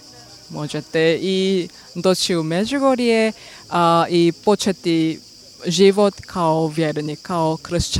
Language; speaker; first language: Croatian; non-native, learner; Korean